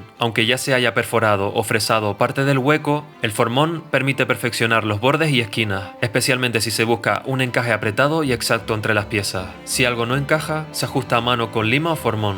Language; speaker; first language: Spanish; native; Spanish